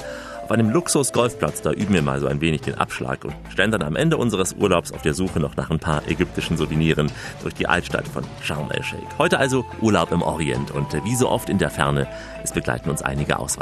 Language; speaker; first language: German; native; German